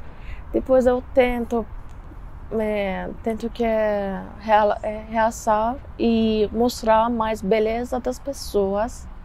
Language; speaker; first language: Portuguese; non-native, learner; Persian